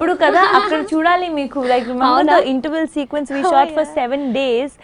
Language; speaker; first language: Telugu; non-native, fluent; Hindi